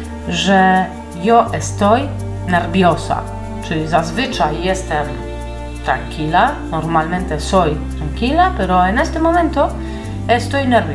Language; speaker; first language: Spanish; non-native, fluent; Polish